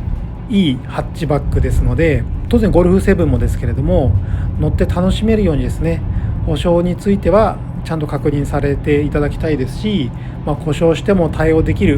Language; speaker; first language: Japanese; native; Japanese